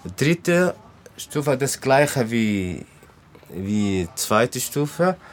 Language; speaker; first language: German; non-native, learner; Arabic